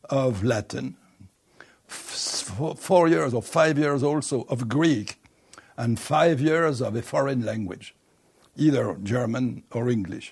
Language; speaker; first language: English; non-native, fluent; French